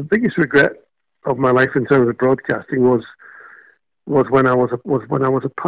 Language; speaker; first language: English; native; English